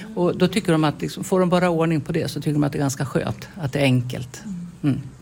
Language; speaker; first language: Swedish; native; Swedish